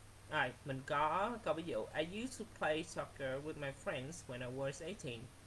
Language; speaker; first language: English; non-native, fluent; Vietnamese